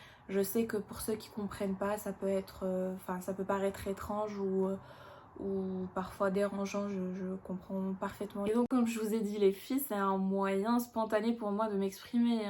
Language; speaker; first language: French; non-native, local second language; Arabic